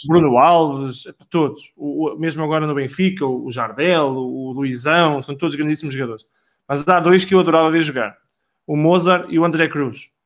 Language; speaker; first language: Portuguese; native; Portuguese